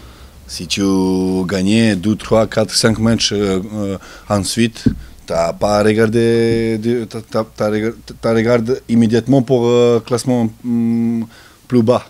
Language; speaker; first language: French; non-native, learner; Serbian